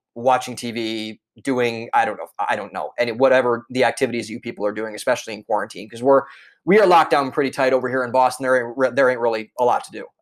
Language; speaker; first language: English; native; English